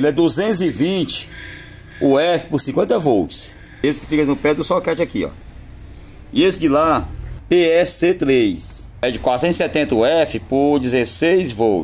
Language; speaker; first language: Portuguese; native; Portuguese